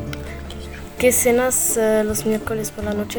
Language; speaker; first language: Spanish; non-native, learner; French